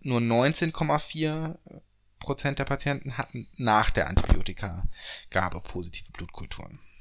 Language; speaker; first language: German; native; German